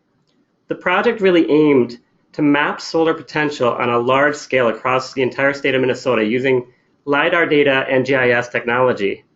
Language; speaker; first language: English; native; English